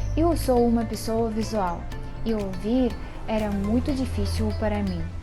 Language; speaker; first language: Portuguese; non-native, learner; Russian